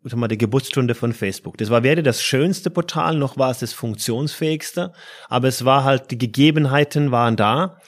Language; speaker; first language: German; non-native, fluent; Norwegian